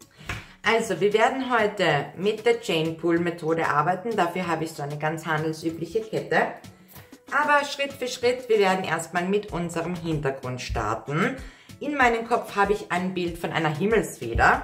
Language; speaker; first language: German; native; German